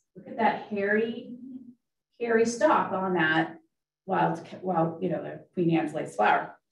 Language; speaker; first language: English; native; English